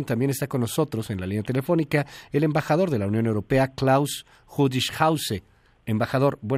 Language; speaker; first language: Spanish; native; Spanish